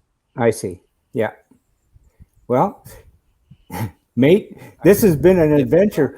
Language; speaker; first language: English; native; English